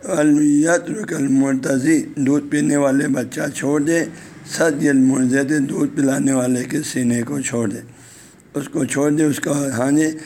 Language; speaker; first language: Urdu; non-native, local second language; Balti